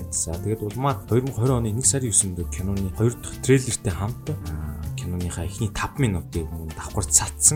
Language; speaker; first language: Mongolian; native; Mongolian